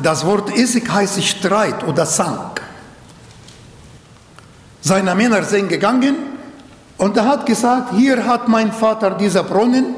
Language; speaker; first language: German; non-native, learner; Arabic